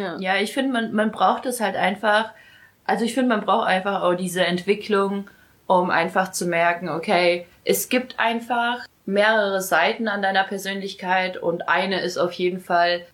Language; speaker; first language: German; early bilingual, other home language; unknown